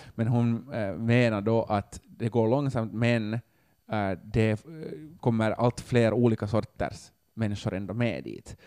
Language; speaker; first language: Swedish; native; Swedish